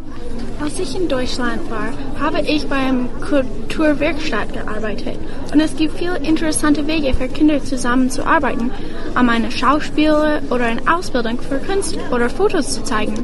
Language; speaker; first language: German; non-native, learner; English